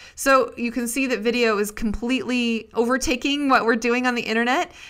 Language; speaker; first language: English; native; English